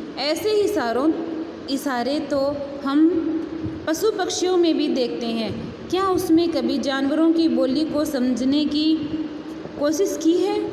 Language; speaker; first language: Hindi; native; Hindi